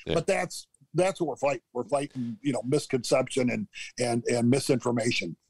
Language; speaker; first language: English; native; English